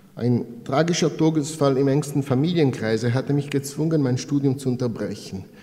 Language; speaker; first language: German; non-native, fluent; Italian